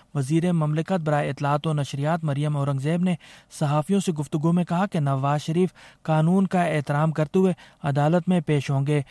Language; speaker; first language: Urdu; native; Urdu